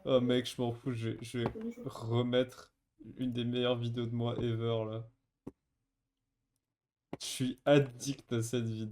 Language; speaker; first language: French; native; French